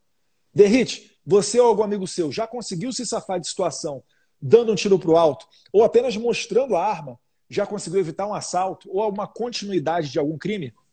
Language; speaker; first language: Portuguese; native; Portuguese